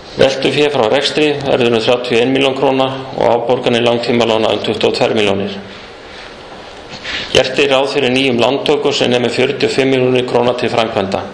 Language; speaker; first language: Icelandic; native; Icelandic